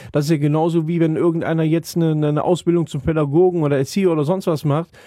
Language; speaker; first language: German; native; German